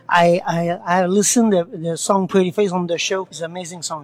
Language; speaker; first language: English; non-native, learner; French